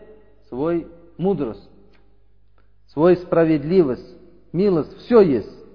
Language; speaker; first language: Russian; non-native, learner; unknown